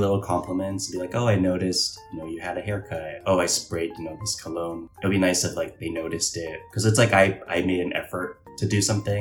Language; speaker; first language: English; non-native, local second language; Cantonese